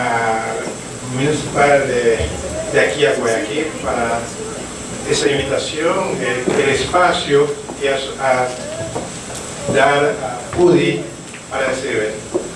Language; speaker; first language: Spanish; non-native, learner; French